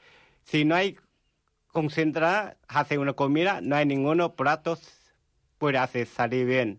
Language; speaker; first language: Spanish; non-native, learner; Vietnamese